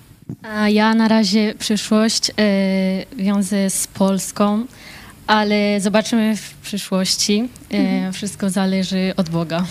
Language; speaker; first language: Polish; early bilingual, heritage; Polish